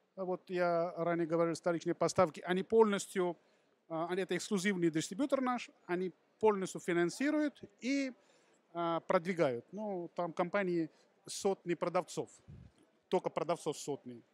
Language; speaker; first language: Russian; non-native, fluent; Sinhala